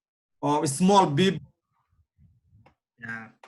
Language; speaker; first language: English; non-native, learner; Somali